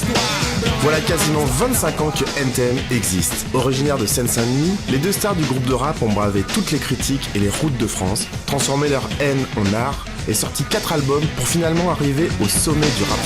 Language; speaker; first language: French; native; French